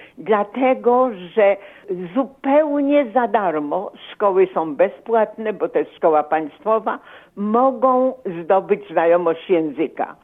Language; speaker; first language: Polish; native; Polish